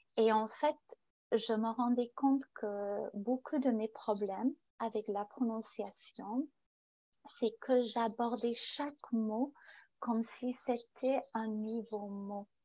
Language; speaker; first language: French; non-native, fluent; English